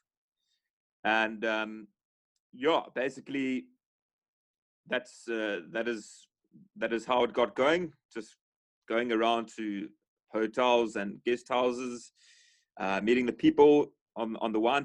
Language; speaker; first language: English; native; English